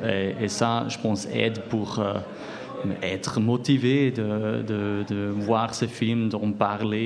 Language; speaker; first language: French; non-native, fluent; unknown